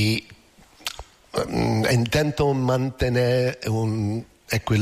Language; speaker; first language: Spanish; non-native, learner; English